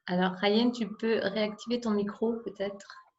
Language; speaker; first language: French; native; French